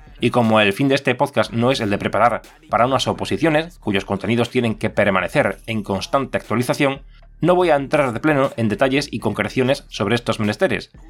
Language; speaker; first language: Spanish; native; Spanish